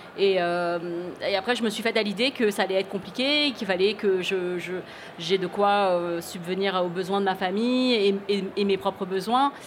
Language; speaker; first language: French; early bilingual, other home language; Cantonese